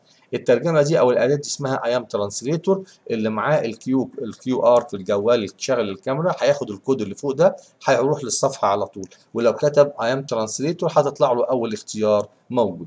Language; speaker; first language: Arabic; native; Arabic